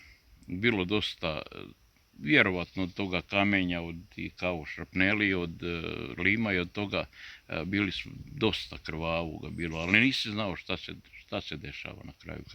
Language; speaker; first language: Croatian; native; Croatian